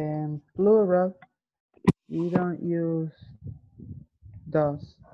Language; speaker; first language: English; non-native, learner; Spanish